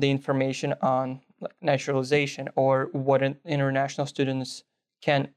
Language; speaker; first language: English; non-native, fluent; Russian